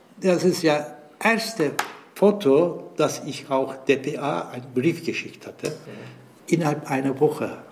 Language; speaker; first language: German; non-native, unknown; Turkish